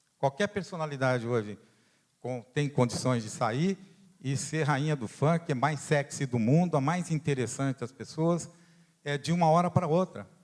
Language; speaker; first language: Portuguese; non-native, fluent; Italian